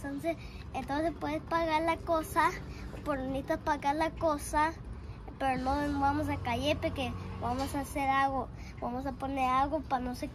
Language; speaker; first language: Spanish; early bilingual, heritage; Spanish